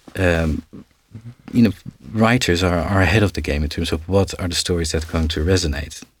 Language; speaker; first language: English; non-native, fluent; Dutch